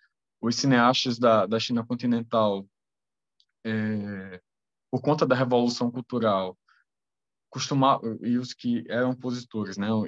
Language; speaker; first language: Portuguese; native; Portuguese